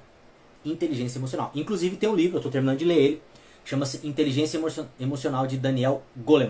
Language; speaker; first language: Portuguese; native; Portuguese